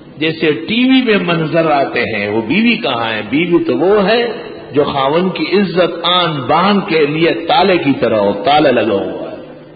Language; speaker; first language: Urdu; non-native, local second language; Pashto